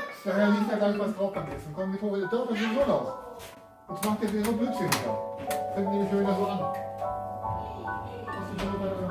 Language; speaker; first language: German; native; German